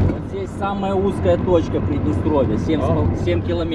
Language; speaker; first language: Russian; native; Russian